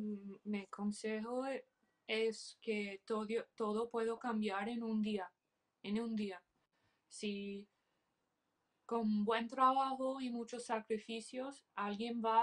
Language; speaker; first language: Spanish; early bilingual, heritage; English